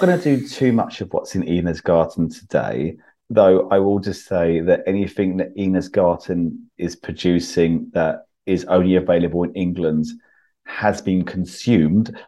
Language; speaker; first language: English; native; English